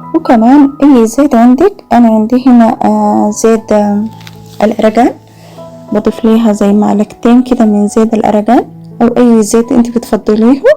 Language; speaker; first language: Arabic; native; Arabic